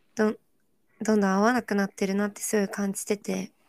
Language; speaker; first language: Japanese; early bilingual, other home language; Korean